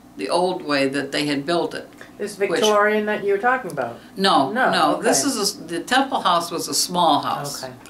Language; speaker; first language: English; native; English